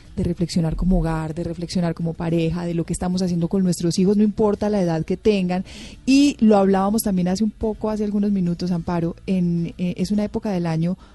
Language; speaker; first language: Spanish; native; Spanish